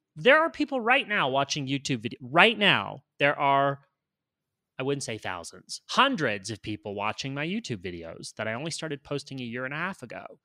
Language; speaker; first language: English; native; English